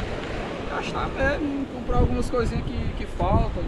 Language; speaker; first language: Portuguese; native; Portuguese